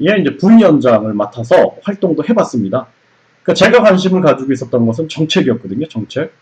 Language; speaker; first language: Korean; native; Korean